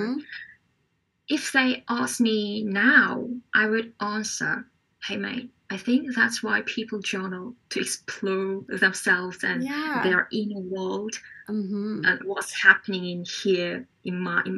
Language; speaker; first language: English; non-native, fluent; Korean